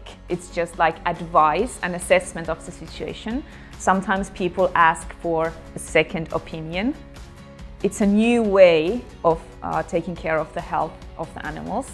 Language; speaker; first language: English; non-native, fluent; Finnish